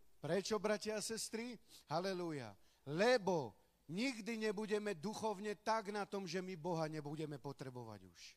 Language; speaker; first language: Slovak; non-native, local second language; Romany